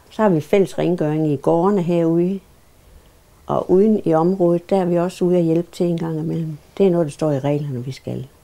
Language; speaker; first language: Danish; native; Danish